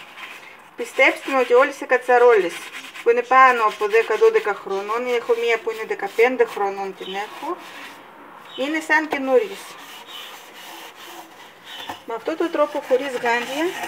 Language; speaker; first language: Greek; non-native, fluent; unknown